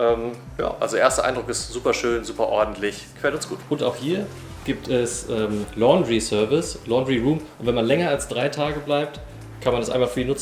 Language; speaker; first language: German; native; German